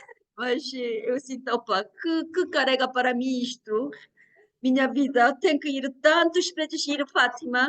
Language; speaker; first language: Portuguese; non-native, learner; Korean